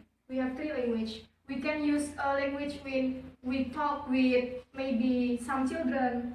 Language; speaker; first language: English; non-native, learner; Javanese